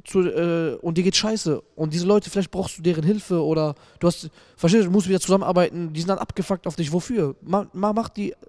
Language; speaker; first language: German; native; German